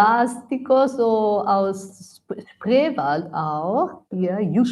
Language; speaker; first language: German; non-native, learner; Italian